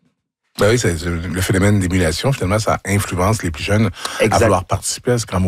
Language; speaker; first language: French; native; French